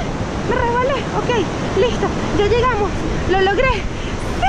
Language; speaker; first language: Spanish; native; Spanish